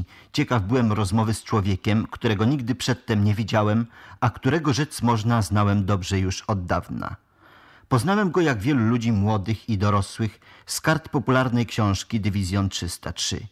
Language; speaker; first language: Polish; native; Polish